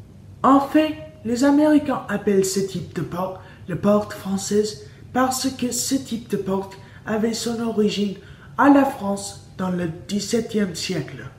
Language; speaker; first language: French; non-native, learner; English